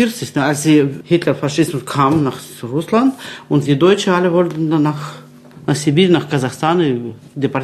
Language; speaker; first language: German; early bilingual, heritage; German